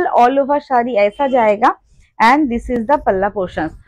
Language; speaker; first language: Hindi; non-native, local second language; Bangla